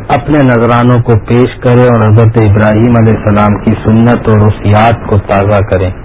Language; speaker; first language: Urdu; native; Urdu